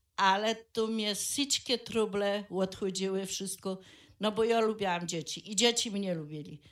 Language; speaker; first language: Polish; native; Polish